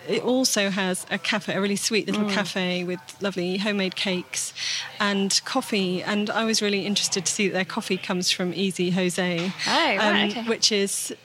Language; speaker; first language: English; native; English